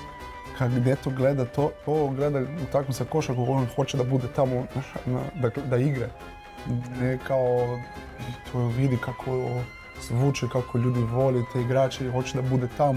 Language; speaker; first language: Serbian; non-native, learner; Portuguese